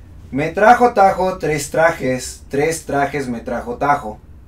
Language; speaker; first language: Spanish; native; Spanish